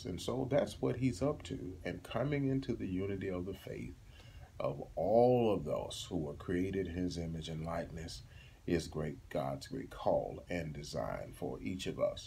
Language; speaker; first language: English; native; English